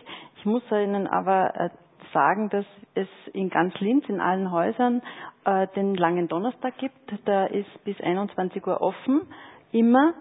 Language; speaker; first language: German; native; German